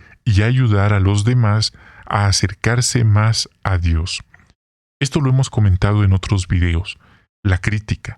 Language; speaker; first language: Spanish; native; Spanish